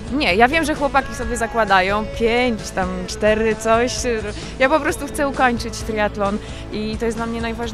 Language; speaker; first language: Polish; native; Polish